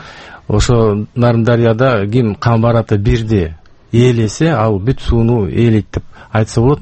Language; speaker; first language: Kyrgyz; native; Kyrgyz